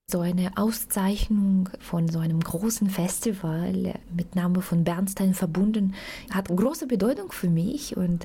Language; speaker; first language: German; non-native, fluent; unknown